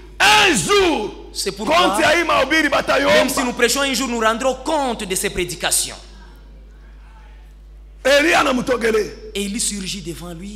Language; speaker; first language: French; non-native, local second language; Swahili